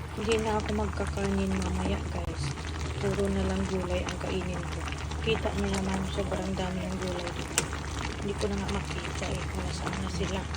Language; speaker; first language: Filipino; non-native, local second language; Cebuano